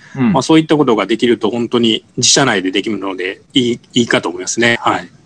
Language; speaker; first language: Japanese; native; Japanese